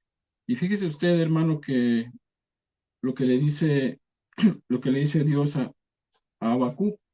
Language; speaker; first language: Spanish; native; Spanish